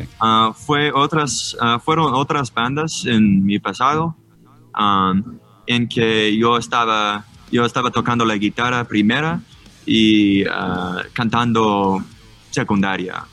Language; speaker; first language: Spanish; non-native, learner; English